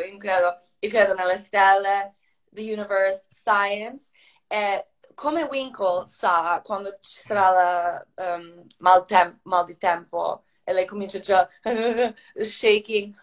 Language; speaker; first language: Italian; non-native, fluent; Croatian